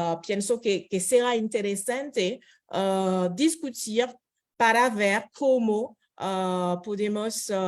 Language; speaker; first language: Spanish; non-native, fluent; French